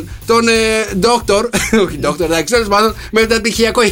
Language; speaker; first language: Greek; native; Greek